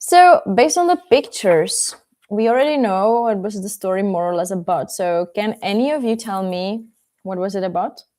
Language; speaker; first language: English; non-native, fluent; Czech